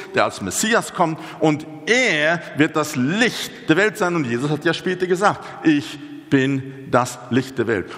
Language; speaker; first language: German; non-native, fluent; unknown